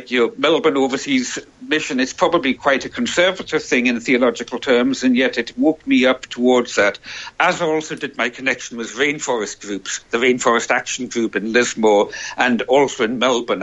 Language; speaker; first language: English; native; English